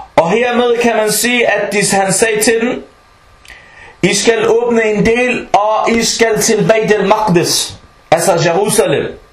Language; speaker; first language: Danish; early bilingual, other home language; Arabic